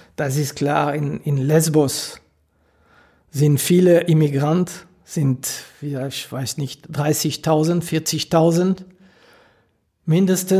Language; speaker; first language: German; non-native, local second language; French